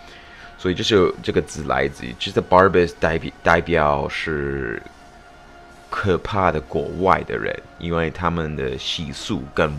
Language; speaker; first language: Chinese; non-native, fluent; English